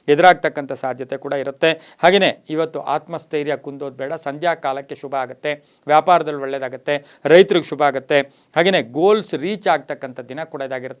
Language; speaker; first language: Kannada; native; Kannada